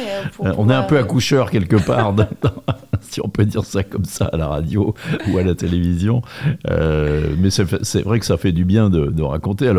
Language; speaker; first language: French; native; French